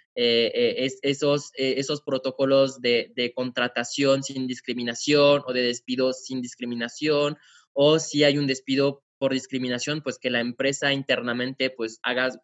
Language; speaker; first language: Spanish; non-native, fluent; French